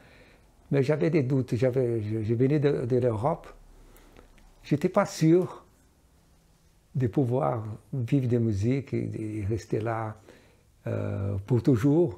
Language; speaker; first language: French; non-native, fluent; Portuguese